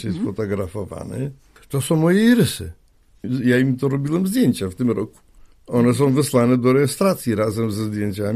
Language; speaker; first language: Polish; native; Polish